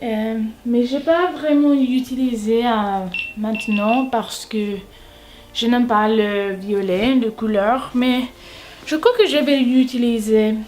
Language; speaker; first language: French; non-native, learner; English